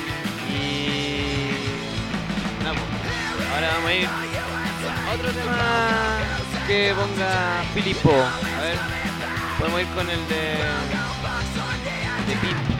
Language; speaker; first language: Spanish; native; Spanish